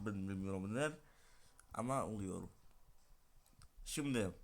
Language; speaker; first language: Turkish; non-native, learner; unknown